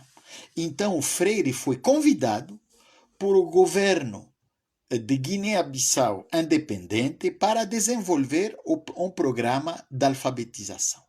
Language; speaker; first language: Portuguese; non-native, fluent; French